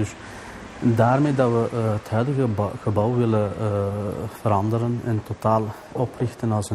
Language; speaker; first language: Dutch; early bilingual, other home language; Turkish